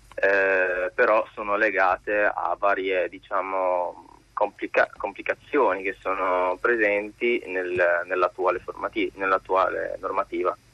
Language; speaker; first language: Italian; early bilingual, other home language; Arabic